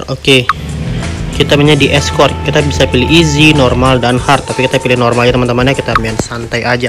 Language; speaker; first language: Indonesian; native; Indonesian